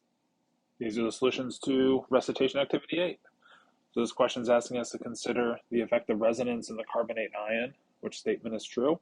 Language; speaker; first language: English; native; English